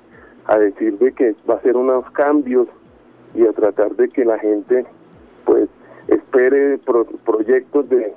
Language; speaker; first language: Spanish; native; Spanish